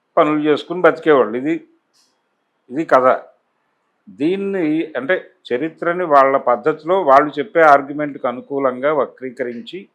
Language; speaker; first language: Telugu; native; Telugu